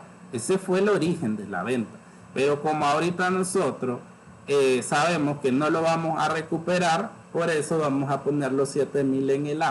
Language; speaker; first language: Spanish; native; Spanish